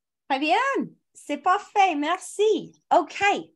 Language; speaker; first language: French; non-native, learner; English